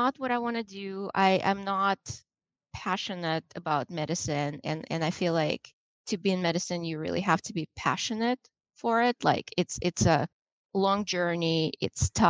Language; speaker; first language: English; non-native, fluent; Russian